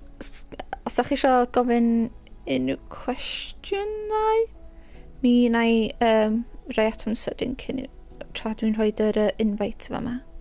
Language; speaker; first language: Welsh; native; Welsh